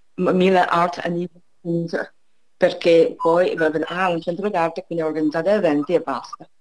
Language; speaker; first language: Italian; non-native, fluent; Chinese